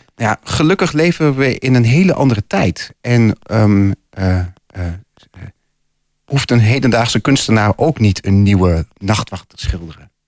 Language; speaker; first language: Dutch; native; Dutch